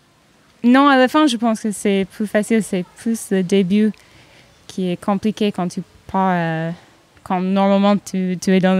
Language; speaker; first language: French; non-native, fluent; English